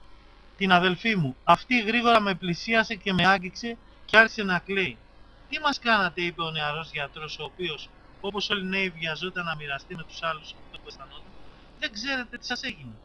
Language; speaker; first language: Greek; native; Greek